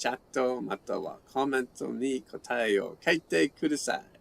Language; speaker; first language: Japanese; non-native, learner; English